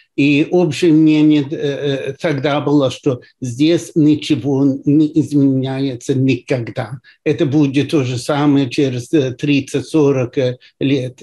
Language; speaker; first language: Russian; non-native, fluent; Swedish